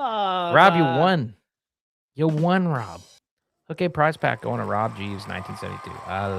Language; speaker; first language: English; native; English